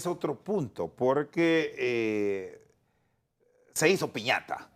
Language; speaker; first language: Spanish; native; Spanish